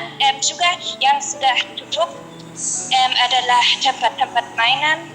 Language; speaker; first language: Indonesian; non-native, fluent; German